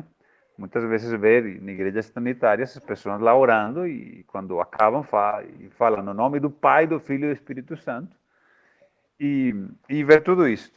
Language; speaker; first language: Portuguese; non-native, fluent; Spanish